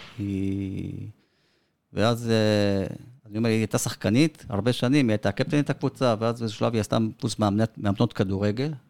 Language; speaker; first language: Hebrew; early bilingual, other home language; Spanish